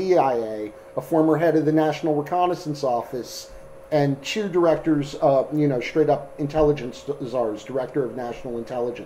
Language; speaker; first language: English; native; English